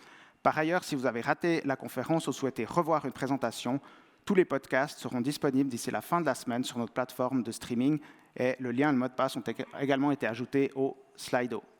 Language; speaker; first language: French; native; French